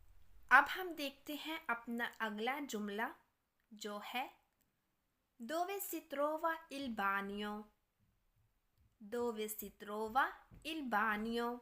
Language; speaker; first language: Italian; non-native, learner; Urdu